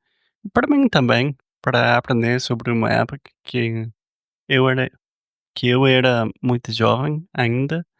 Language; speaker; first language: Portuguese; non-native, fluent; English